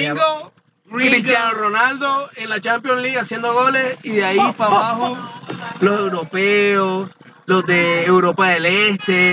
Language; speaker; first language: Spanish; native; Spanish